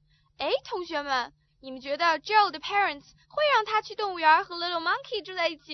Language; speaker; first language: Chinese; native; Chinese